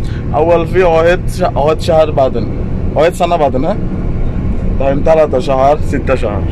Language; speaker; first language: Arabic; non-native, learner; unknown